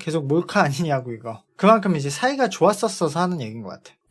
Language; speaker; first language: Korean; native; Korean